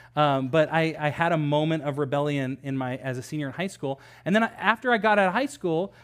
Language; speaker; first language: English; native; English